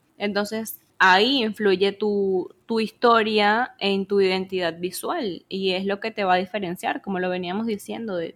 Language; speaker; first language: Spanish; native; Spanish